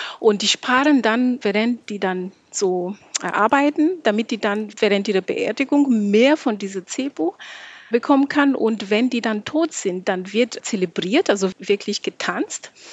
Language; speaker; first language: German; non-native, fluent; Malagasy